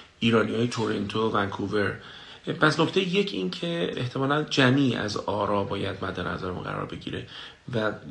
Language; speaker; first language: Persian; native; Persian